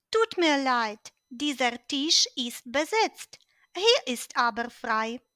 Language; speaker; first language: German; non-native, fluent; Ukrainian